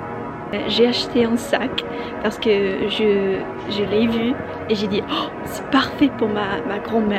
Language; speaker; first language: French; non-native, learner; English